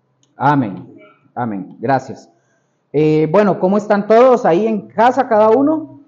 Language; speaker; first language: Spanish; native; Spanish